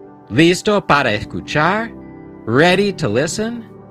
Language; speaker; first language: Spanish; native; Spanish